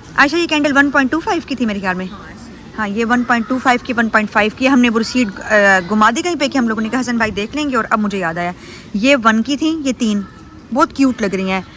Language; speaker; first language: Urdu; native; Urdu